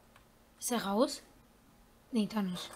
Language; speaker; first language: German; native; German